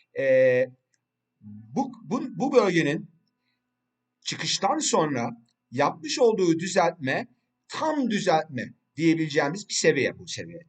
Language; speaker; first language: Turkish; early bilingual, heritage; Turkish